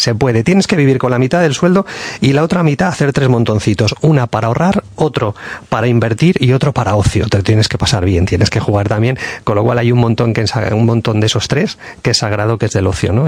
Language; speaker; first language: Spanish; native; Spanish